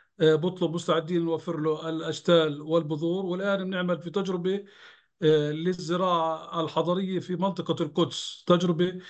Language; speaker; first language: Arabic; native; Arabic